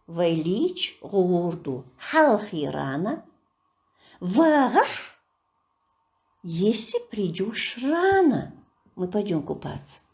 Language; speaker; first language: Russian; non-native, local second language; Chechen